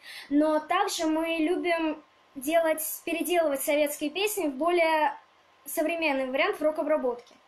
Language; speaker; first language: Russian; early bilingual, other home language; Tajik